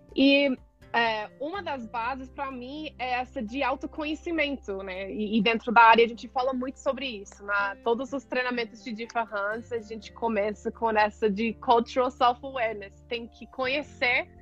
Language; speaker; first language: Portuguese; non-native, fluent; English